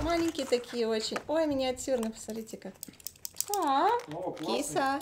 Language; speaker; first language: Russian; native; Russian